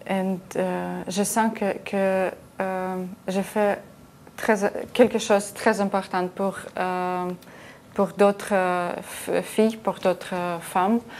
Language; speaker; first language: French; non-native, learner; Ukrainian